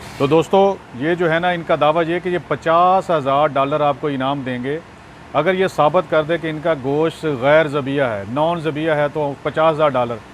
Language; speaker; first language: Urdu; non-native, local second language; Punjabi